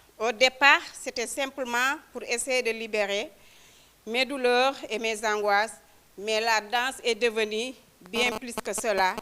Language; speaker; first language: French; non-native, local second language; Wolof